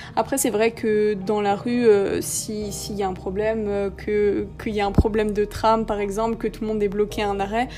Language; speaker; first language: French; native; French